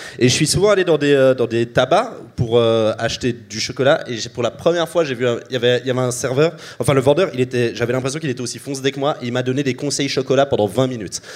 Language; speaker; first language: French; native; French